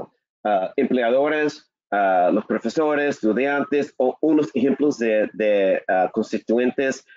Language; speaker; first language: Spanish; non-native, learner; English